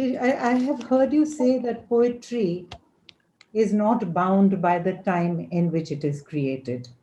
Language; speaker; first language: English; non-native, local second language; Hindi